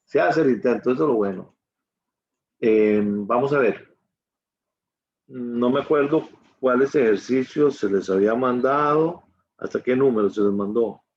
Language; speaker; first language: Spanish; native; Spanish